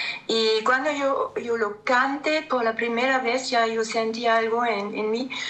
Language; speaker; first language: Spanish; non-native, learner; German